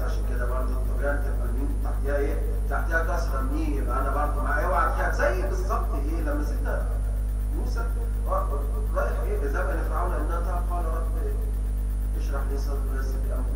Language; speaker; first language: Arabic; native; Arabic